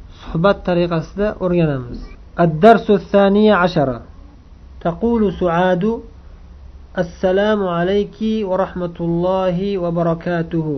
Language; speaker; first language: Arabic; non-native, fluent; Uzbek